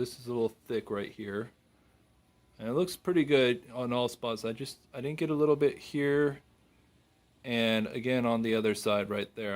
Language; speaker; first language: English; native; English